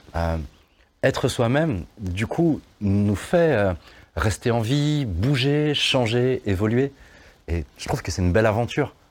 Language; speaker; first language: French; native; French